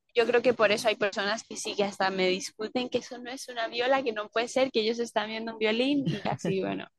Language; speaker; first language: Spanish; native; Spanish